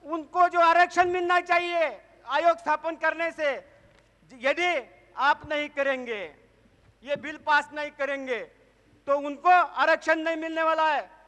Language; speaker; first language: Hindi; non-native, local second language; Marathi